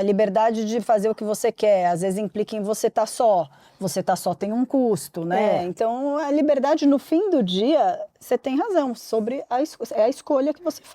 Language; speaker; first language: Portuguese; native; Portuguese